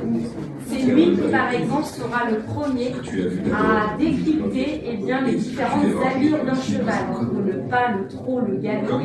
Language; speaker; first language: French; native; French